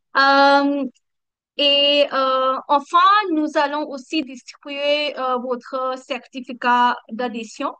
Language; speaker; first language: French; non-native, learner; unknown